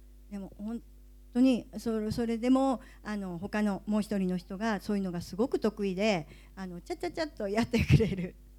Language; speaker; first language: Japanese; native; Japanese